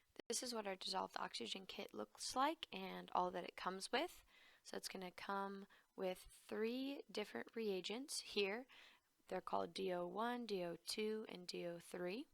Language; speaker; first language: English; native; English